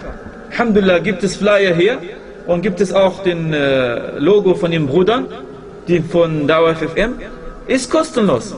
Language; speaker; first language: German; non-native, fluent; Arabic